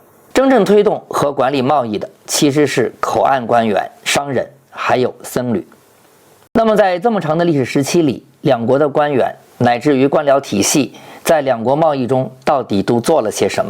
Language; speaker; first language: Chinese; native; Chinese